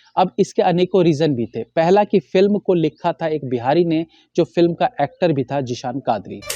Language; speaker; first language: Hindi; native; Hindi